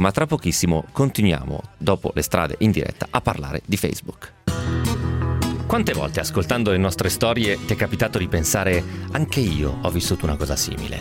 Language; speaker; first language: Italian; native; Italian